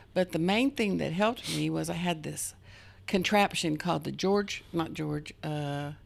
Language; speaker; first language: English; native; English